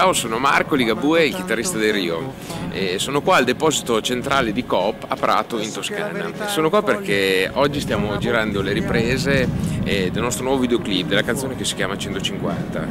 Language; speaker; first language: Italian; native; Italian